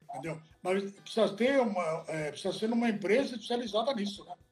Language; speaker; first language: Portuguese; non-native, fluent; Italian